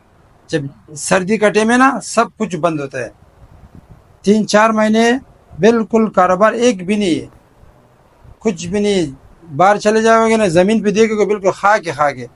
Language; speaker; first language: Hindi; non-native, fluent; Pashto